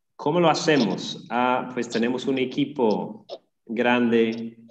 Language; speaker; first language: Spanish; non-native, fluent; English